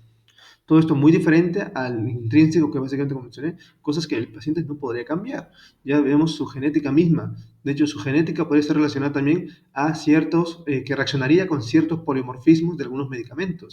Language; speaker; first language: Spanish; native; Spanish